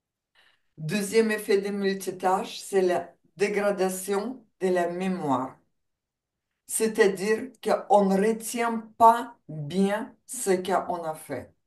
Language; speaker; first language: French; non-native, fluent; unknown